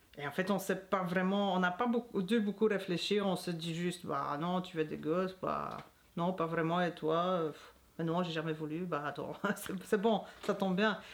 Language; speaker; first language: French; non-native, fluent; Polish